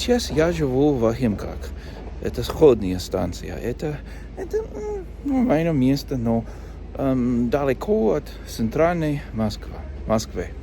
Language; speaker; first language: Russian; non-native, learner; English